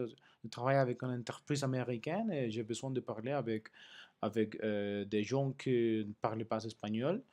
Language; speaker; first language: French; non-native, learner; Spanish